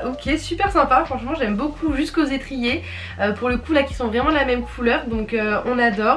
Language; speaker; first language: French; native; French